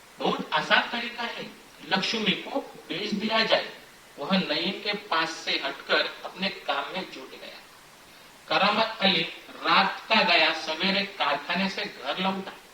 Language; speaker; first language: Hindi; non-native, local second language; Marathi